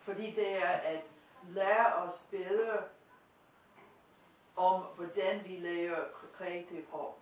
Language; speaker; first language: Danish; non-native, fluent; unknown